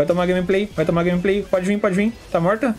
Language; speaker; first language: Portuguese; native; Portuguese